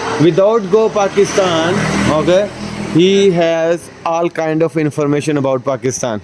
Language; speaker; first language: English; non-native, learner; Punjabi